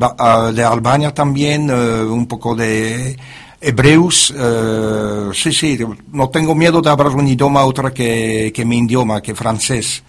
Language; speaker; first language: Spanish; non-native, learner; French